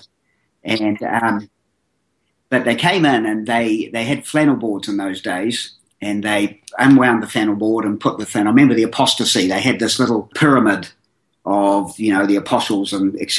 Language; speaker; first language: English; native; English